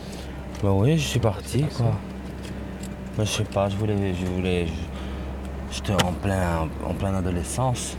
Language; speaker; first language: French; native; French